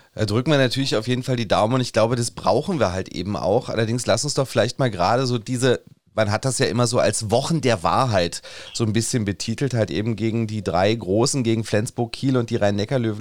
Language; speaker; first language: German; native; German